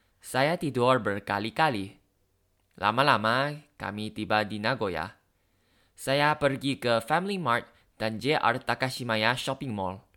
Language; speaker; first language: Indonesian; non-native, learner; Thai